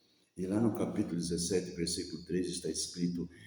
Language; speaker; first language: Portuguese; native; Portuguese